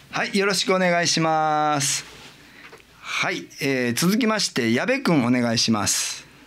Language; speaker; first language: Japanese; native; Japanese